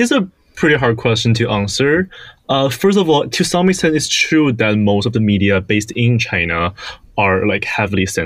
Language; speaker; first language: English; non-native, fluent; Chinese